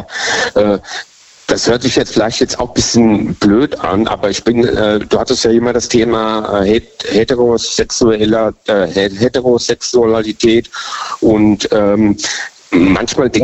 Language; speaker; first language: German; native; German